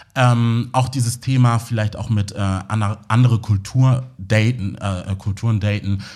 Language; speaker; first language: German; native; German